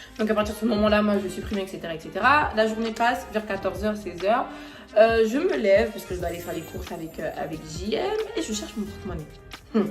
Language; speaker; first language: French; native; French